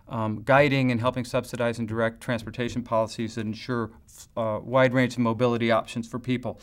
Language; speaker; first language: English; native; English